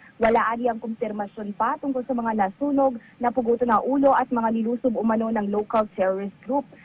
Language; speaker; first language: Filipino; native; Filipino